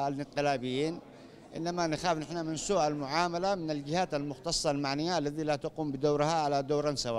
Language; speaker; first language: Arabic; native; Arabic